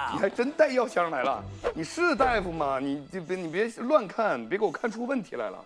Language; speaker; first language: Chinese; native; Chinese